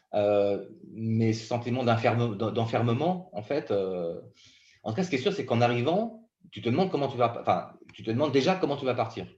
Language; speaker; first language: French; native; French